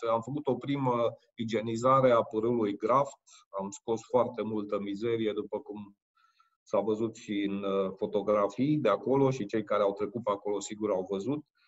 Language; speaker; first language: Romanian; non-native, local second language; Hungarian